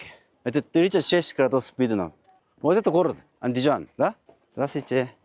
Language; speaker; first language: Russian; non-native, learner; Korean